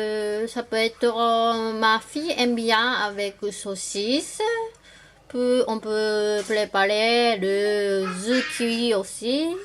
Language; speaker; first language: French; non-native, learner; Japanese